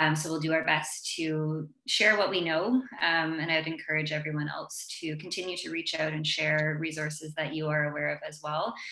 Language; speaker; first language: English; native; English